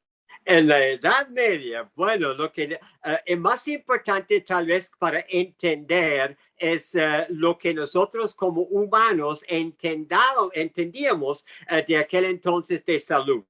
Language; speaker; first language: Spanish; non-native, fluent; English